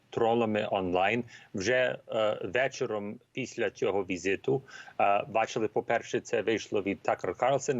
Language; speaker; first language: Ukrainian; early bilingual, heritage; Ukrainian